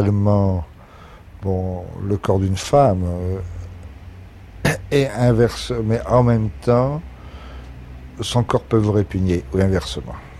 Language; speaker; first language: French; native; French